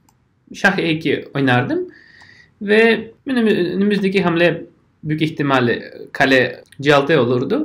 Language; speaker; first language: Turkish; non-native, fluent; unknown